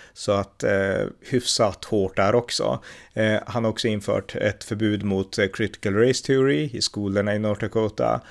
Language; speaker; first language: Swedish; native; Swedish